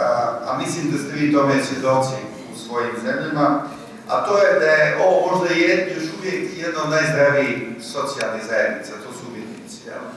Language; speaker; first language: Croatian; native; Croatian